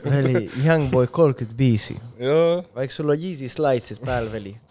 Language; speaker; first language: Finnish; non-native, fluent; Spanish